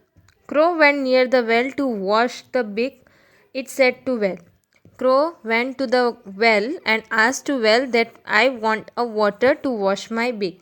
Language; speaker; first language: English; non-native, local second language; Gujarati